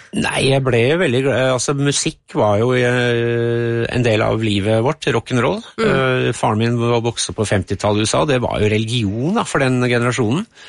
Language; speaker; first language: Norwegian; early bilingual, other home language; English